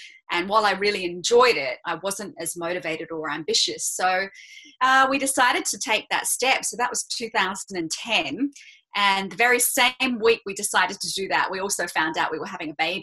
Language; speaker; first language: English; native; English